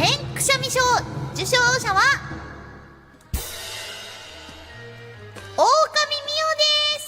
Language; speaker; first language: Japanese; native; Japanese